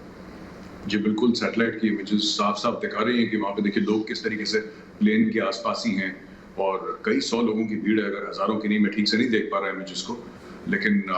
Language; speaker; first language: Hindi; native; Hindi